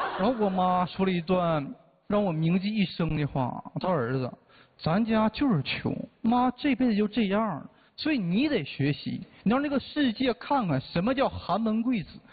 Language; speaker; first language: Chinese; native; Chinese